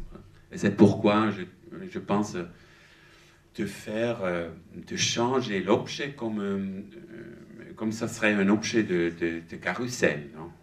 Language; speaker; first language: French; non-native, learner; German